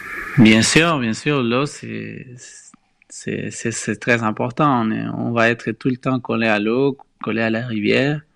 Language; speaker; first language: French; non-native, fluent; Spanish